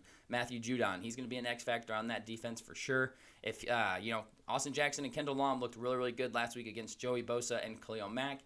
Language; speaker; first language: English; native; English